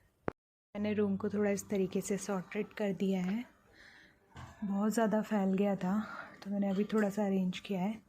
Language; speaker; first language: Hindi; native; Hindi